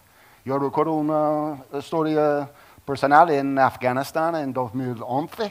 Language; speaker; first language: Spanish; non-native, learner; English